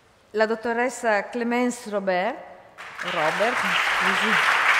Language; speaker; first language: Italian; native; Italian